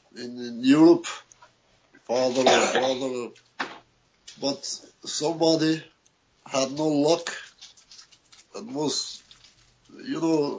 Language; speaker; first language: English; non-native, learner; Albanian